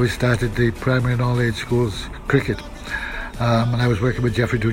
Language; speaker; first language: English; native; English